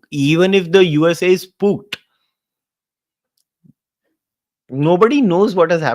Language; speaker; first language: English; non-native, local second language; Hindi